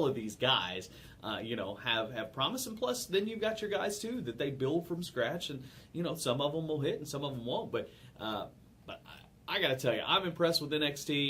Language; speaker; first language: English; native; English